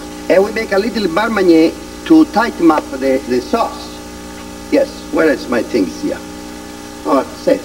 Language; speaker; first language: English; non-native, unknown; Italian